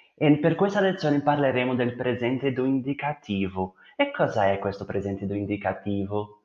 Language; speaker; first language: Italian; non-native, fluent; Portuguese